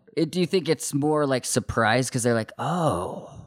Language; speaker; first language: English; native; English